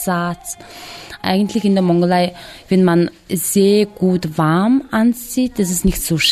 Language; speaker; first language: German; non-native, learner; Mongolian